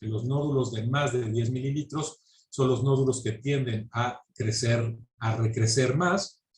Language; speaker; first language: Spanish; native; Spanish